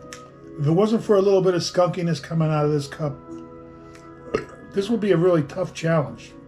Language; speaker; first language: English; native; English